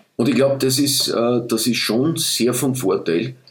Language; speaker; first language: German; early bilingual, other home language; Dutch